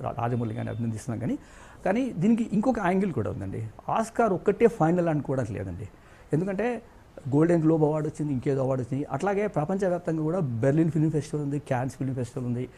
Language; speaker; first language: Telugu; native; Telugu